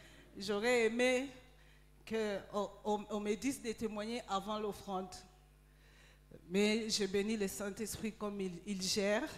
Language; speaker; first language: French; non-native, local second language; Lingala